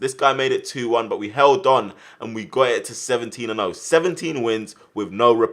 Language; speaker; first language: English; native; English